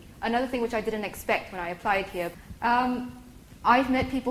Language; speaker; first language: English; native; English